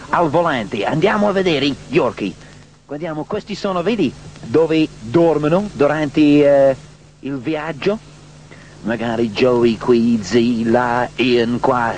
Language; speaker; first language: Italian; native; Italian